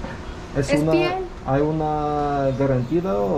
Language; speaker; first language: Spanish; non-native, learner; English